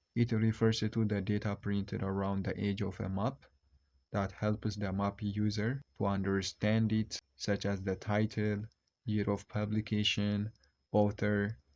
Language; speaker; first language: English; non-native, local second language; Amharic